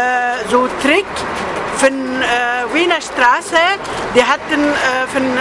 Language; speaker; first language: German; non-native, learner; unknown